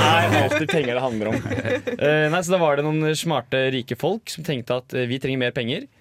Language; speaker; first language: Norwegian; native; Norwegian